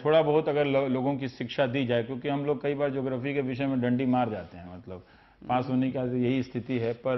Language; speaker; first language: Hindi; native; Hindi